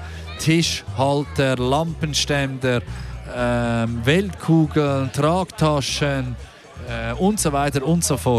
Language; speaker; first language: German; native; German